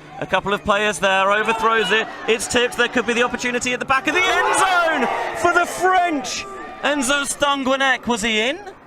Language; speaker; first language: English; native; English